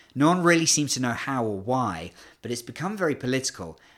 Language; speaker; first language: English; native; English